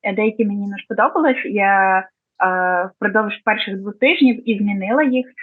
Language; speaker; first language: Ukrainian; native; Ukrainian